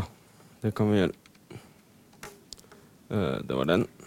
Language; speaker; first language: Norwegian; native; Norwegian